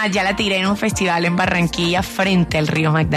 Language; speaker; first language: Spanish; native; Spanish